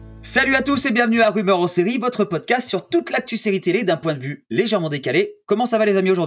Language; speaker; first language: French; native; French